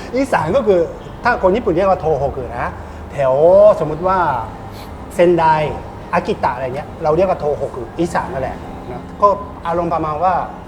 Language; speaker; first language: Thai; non-native, fluent; Japanese